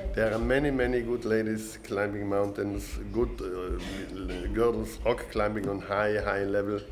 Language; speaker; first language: English; non-native, fluent; German